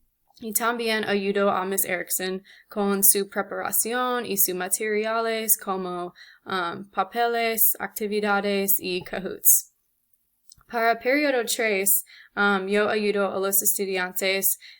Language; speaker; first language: Spanish; non-native, learner; English